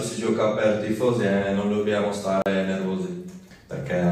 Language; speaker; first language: Italian; non-native, learner; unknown